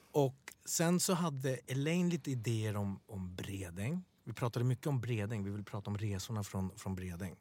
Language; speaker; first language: Swedish; early bilingual, other home language; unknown